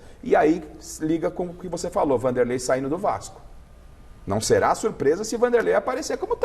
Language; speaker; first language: Portuguese; native; Portuguese